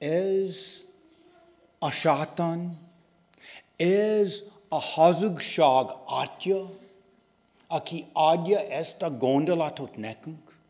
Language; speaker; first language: Hungarian; non-native, learner; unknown